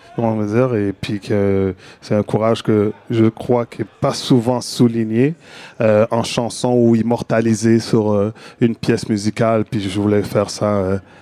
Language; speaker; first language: French; native; French